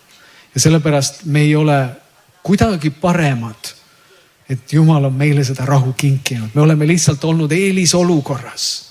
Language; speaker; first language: Estonian; native; Estonian